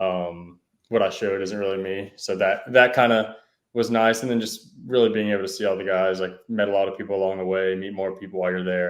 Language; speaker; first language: English; native; English